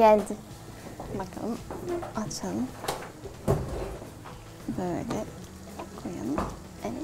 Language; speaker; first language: Turkish; non-native, learner; Arabic